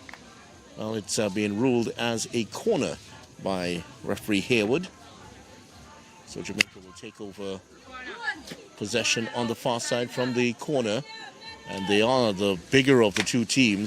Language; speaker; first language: English; native; English